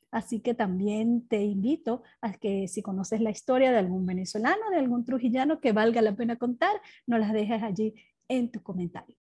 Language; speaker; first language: Spanish; native; Spanish